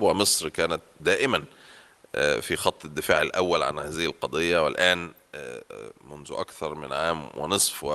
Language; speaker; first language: Arabic; native; Arabic